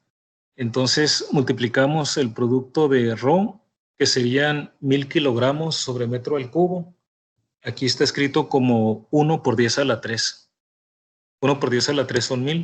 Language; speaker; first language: Spanish; native; Spanish